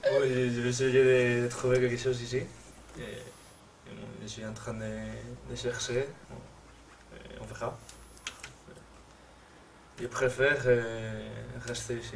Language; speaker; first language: French; non-native, fluent; Spanish